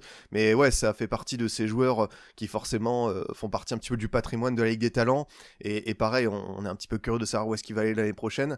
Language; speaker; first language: French; native; French